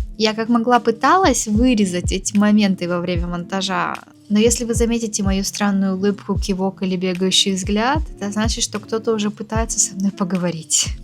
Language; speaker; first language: Russian; native; Russian